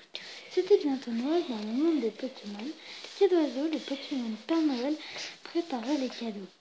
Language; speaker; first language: French; native; French